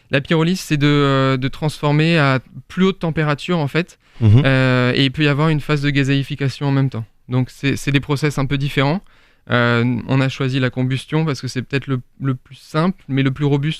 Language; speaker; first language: French; native; French